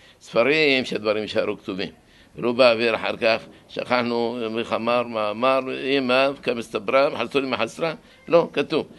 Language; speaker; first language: Hebrew; non-native, fluent; Arabic